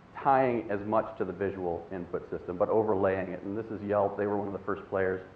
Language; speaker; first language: English; native; English